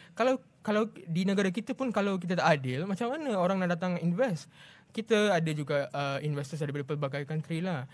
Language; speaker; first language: Malay; non-native, local second language; Tamil